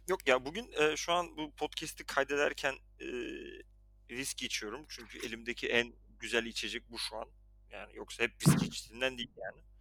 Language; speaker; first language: Turkish; native; Turkish